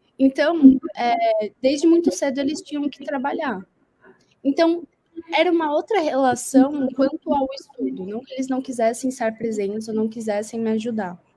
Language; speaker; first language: Portuguese; native; Portuguese